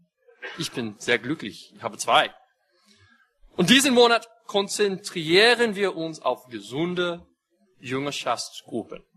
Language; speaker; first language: German; non-native, fluent; English